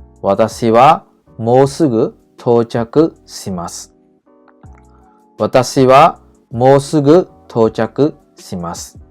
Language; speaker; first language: Japanese; non-native, fluent; Khmer